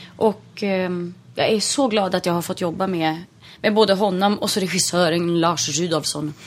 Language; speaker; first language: Swedish; native; Swedish